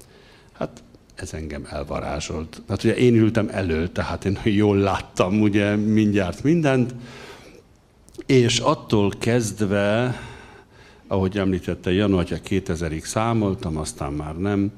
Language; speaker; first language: Hungarian; native; Hungarian